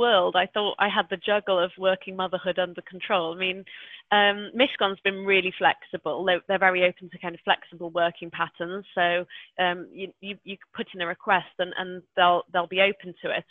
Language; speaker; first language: English; native; English